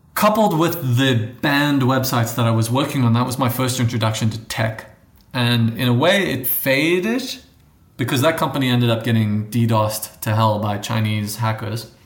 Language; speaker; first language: English; native; English